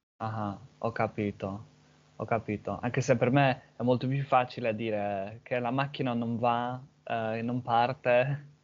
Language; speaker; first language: Italian; non-native, learner; English